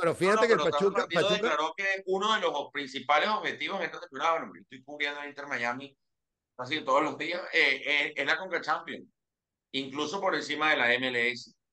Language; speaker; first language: Spanish; native; Spanish